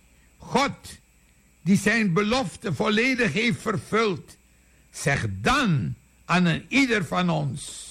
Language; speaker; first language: Dutch; native; Dutch